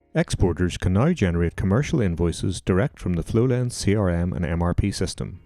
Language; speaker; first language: English; native; English